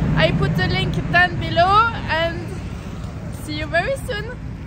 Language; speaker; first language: English; non-native, fluent; French